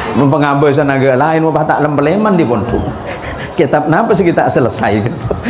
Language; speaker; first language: Indonesian; non-native, local second language; Madurese